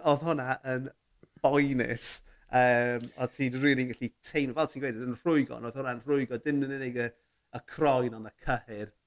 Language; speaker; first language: Welsh; native; Welsh